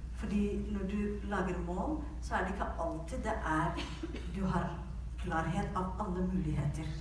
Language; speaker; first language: Norwegian; non-native, fluent; Somali